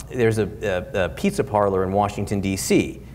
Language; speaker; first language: English; native; English